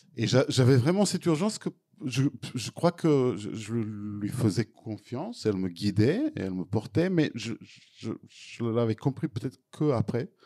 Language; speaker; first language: French; non-native, fluent; Serbian